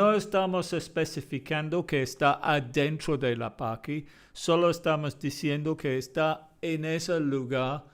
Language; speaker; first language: Spanish; non-native, fluent; English